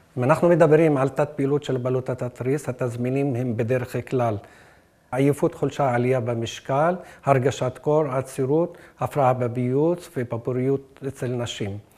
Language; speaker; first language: Hebrew; non-native, local second language; Arabic